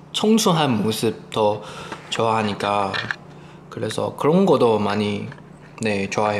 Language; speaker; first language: Korean; non-native, fluent; Chinese